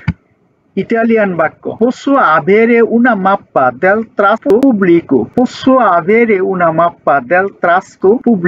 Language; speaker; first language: Italian; non-native, fluent; Bangla